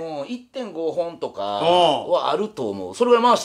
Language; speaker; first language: Japanese; native; Japanese